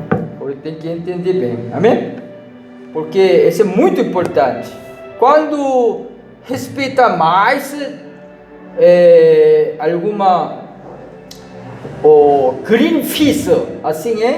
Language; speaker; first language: Portuguese; non-native, learner; Korean